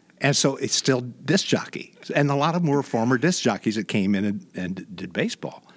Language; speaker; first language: English; native; English